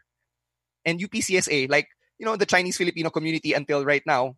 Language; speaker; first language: English; non-native, local second language; Filipino